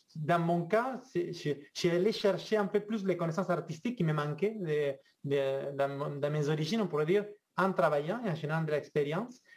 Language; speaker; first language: French; non-native, fluent; Spanish